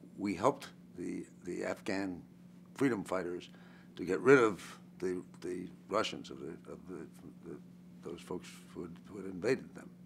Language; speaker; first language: English; native; English